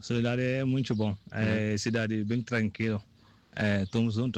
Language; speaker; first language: Portuguese; non-native, learner; Wolof